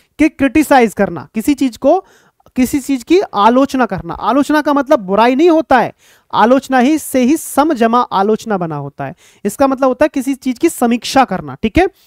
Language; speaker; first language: Hindi; native; Hindi